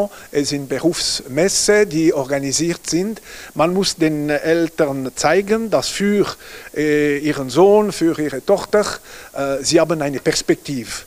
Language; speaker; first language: German; non-native, local second language; French